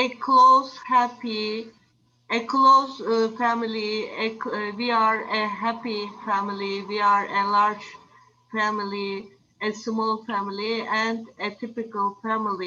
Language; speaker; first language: English; non-native, learner; Turkish